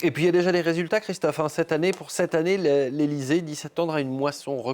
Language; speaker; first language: French; native; French